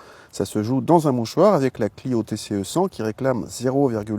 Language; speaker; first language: French; native; French